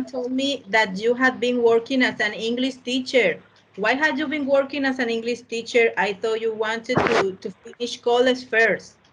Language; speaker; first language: English; non-native, learner; Spanish